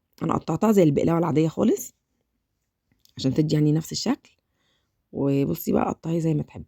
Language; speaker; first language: Arabic; native; Arabic